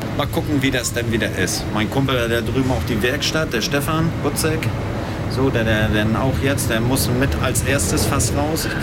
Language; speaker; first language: German; native; German